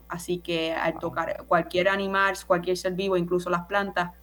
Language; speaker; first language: Spanish; native; Spanish